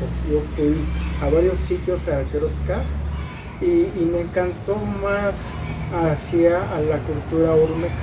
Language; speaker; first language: Spanish; non-native, learner; Japanese